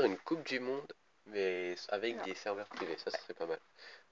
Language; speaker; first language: French; native; French